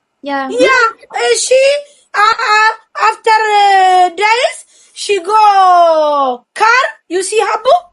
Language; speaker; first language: English; non-native, learner; Amharic